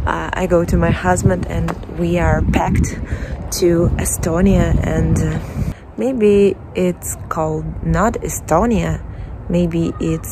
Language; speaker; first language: English; non-native, learner; Russian